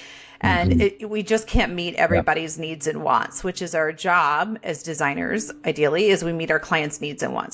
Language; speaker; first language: English; native; English